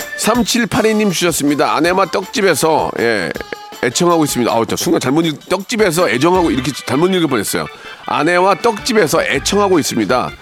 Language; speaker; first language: Korean; native; Korean